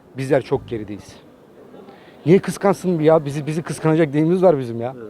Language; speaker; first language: Turkish; early bilingual, heritage; Turkish